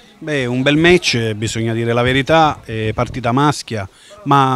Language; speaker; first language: Italian; native; Italian